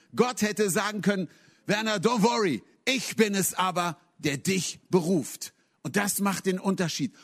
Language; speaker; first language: German; native; German